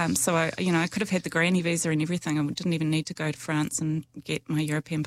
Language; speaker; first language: English; native; English